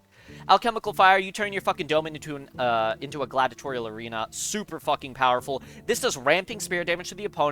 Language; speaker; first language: English; native; English